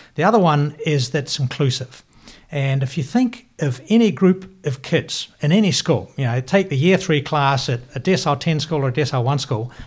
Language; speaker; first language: English; native; English